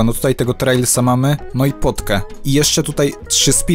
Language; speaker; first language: Polish; native; Polish